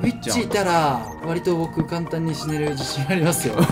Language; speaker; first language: Japanese; native; Japanese